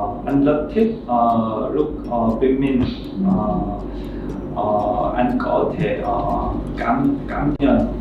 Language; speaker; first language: Vietnamese; non-native, learner; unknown